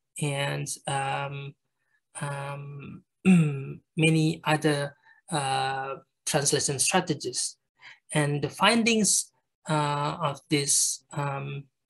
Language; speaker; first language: English; non-native, fluent; Indonesian